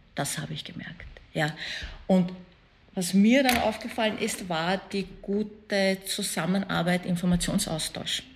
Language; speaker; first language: German; early bilingual, other home language; Persian